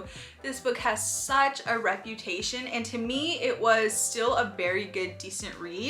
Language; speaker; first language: English; native; English